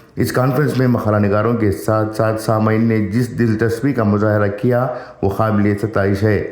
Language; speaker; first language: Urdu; native; Urdu